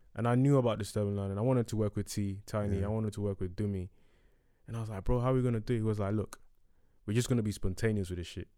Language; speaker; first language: English; non-native, local second language; Akan